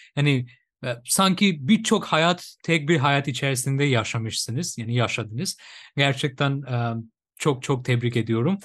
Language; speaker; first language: Turkish; non-native, fluent; Bangla